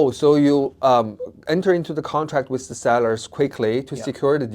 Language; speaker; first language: English; non-native, fluent; Chinese